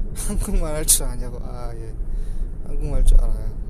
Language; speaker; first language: Korean; non-native, fluent; Spanish